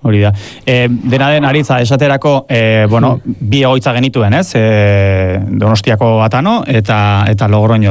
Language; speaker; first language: Basque; native; Basque